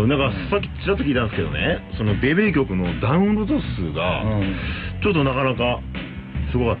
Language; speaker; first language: Japanese; native; Japanese